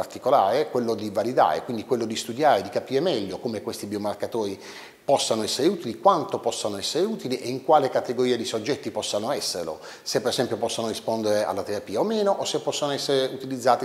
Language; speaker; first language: Italian; native; Italian